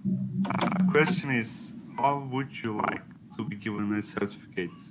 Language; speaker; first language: English; non-native, learner; Turkish